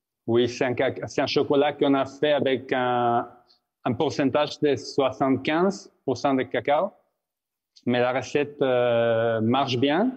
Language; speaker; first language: French; non-native, fluent; Spanish